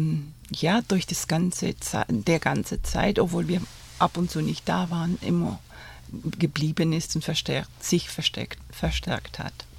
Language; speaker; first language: German; non-native, fluent; Spanish